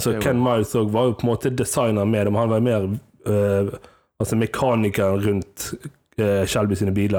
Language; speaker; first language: Norwegian; native; Norwegian